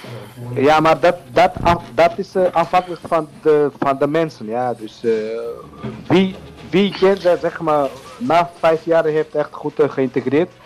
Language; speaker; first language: Dutch; non-native, learner; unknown